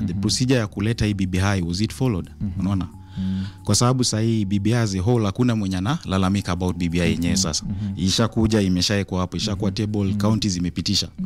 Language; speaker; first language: English; non-native, local second language; Luo (Kenya and Tanzania)